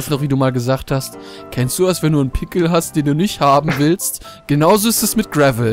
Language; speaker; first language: German; native; German